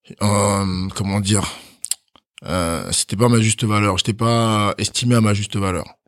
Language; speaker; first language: French; early bilingual, other home language; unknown